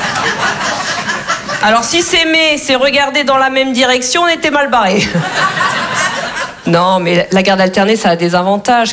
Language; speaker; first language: French; native; French